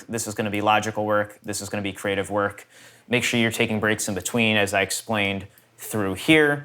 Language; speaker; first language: English; native; English